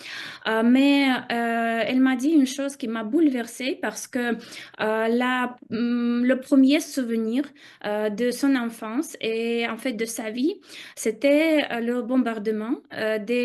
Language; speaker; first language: French; non-native, fluent; Russian